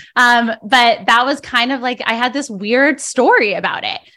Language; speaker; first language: English; early bilingual, other home language; Spanish